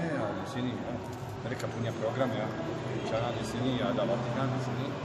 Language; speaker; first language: Indonesian; non-native, learner; Armenian